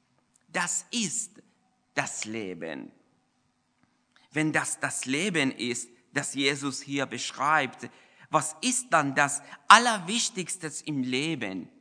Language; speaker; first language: German; non-native, fluent; Persian